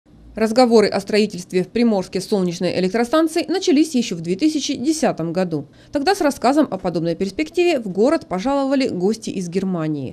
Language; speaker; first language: Russian; native; Russian